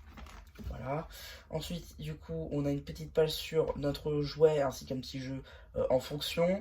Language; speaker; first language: French; native; French